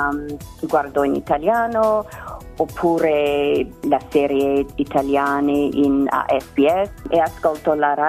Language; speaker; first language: Italian; non-native, learner; English